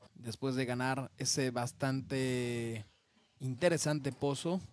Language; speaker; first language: Spanish; native; Spanish